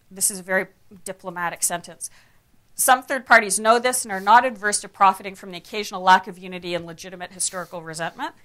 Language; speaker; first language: English; native; English